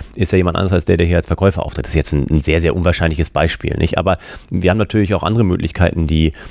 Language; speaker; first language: German; native; German